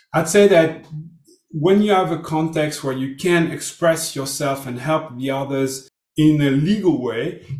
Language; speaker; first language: English; non-native, fluent; French